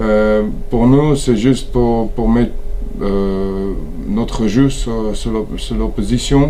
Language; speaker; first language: French; non-native, fluent; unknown